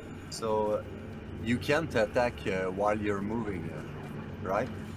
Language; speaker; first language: English; non-native, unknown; French